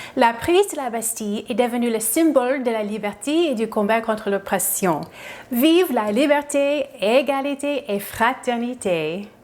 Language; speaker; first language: French; non-native, fluent; English